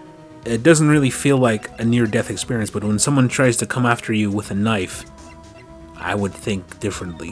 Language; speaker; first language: English; native; English